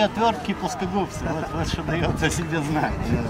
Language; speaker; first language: Russian; native; Russian